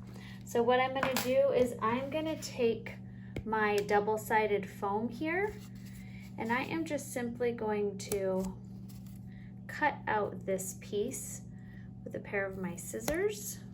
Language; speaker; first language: English; native; English